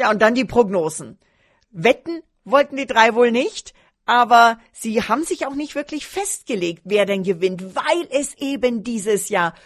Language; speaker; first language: German; native; German